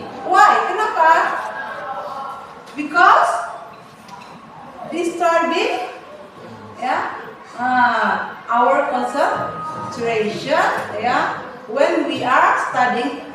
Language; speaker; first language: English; non-native, fluent; Indonesian